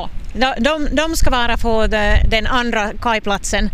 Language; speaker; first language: Swedish; non-native, local second language; Finnish